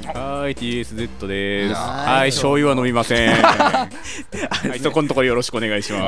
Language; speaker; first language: Japanese; native; Japanese